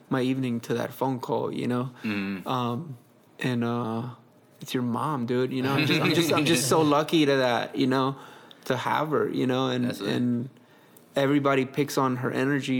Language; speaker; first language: English; early bilingual, other home language; Spanish